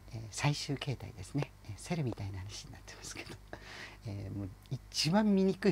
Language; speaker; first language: Japanese; native; Japanese